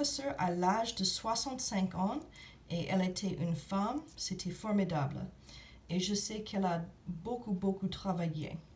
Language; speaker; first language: French; non-native, fluent; English